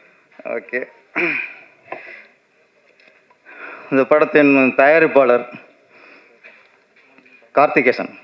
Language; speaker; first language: Tamil; native; Tamil